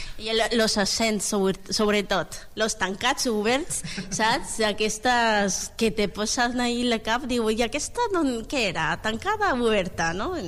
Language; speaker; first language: Catalan; non-native, learner; Spanish